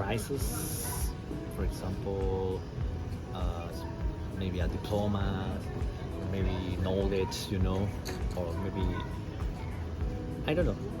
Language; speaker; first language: English; non-native, learner; Spanish